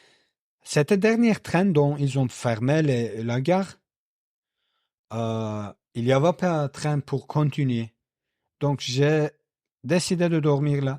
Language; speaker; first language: French; non-native, learner; Kurdish